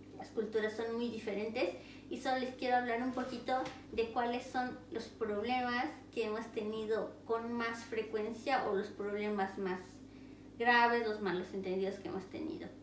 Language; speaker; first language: Spanish; native; Spanish